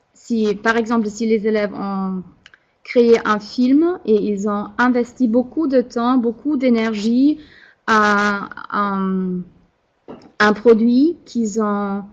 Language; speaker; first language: French; non-native, fluent; German